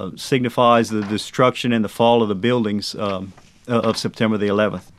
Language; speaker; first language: English; early bilingual, other home language; French